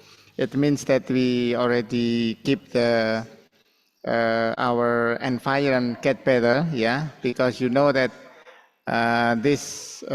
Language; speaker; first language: English; non-native, fluent; Indonesian